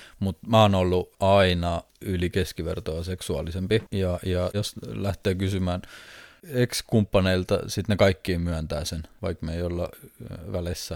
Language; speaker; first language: Finnish; non-native, fluent; Estonian